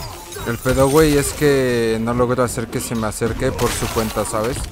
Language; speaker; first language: Spanish; native; Spanish